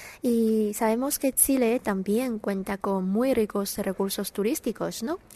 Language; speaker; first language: Spanish; non-native, fluent; Chinese